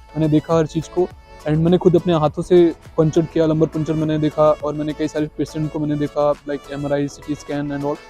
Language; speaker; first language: Hindi; native; Hindi